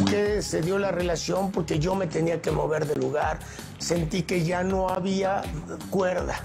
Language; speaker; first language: Spanish; native; Spanish